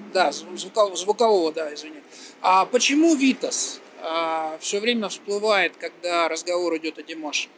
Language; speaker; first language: Russian; native; Russian